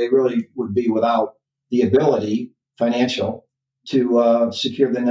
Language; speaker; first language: English; native; English